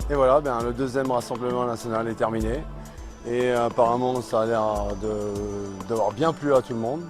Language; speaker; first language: French; native; French